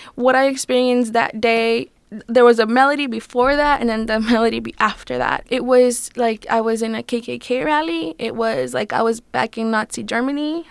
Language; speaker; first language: English; early bilingual, other home language; Spanish